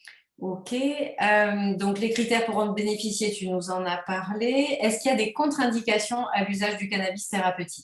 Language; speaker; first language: French; native; French